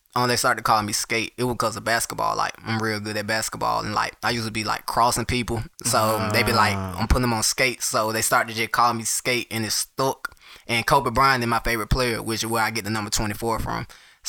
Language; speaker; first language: English; native; English